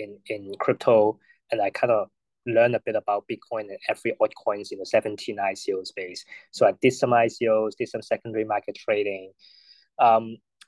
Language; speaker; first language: English; non-native, local second language; Cantonese